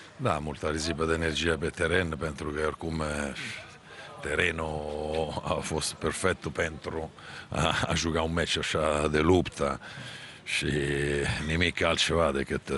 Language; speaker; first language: Romanian; non-native, fluent; Italian